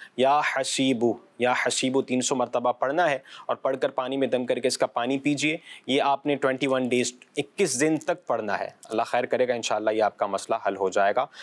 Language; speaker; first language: Urdu; non-native, local second language; Punjabi